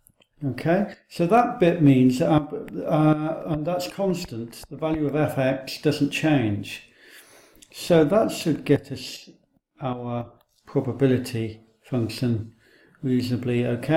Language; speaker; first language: English; native; English